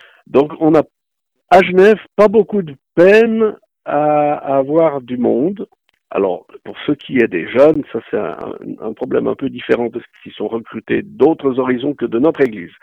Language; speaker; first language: French; native; French